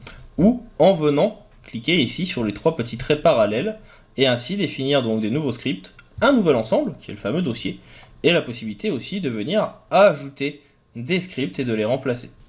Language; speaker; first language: French; native; French